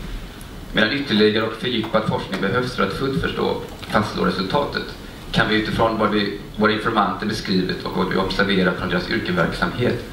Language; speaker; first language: Swedish; native; Swedish